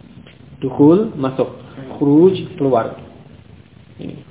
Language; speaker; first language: Indonesian; native; Indonesian